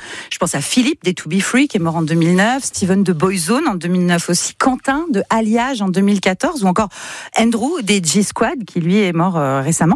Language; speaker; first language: French; native; French